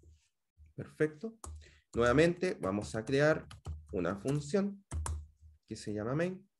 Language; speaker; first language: Spanish; native; Spanish